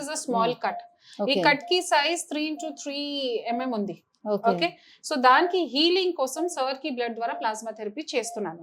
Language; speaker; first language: Telugu; non-native, fluent; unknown